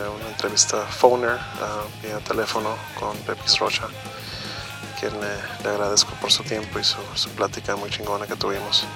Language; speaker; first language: Spanish; native; Spanish